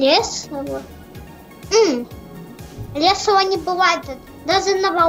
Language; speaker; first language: Russian; native; Russian